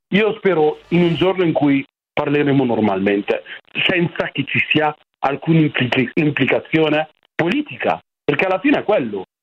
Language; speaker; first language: Italian; early bilingual, other home language; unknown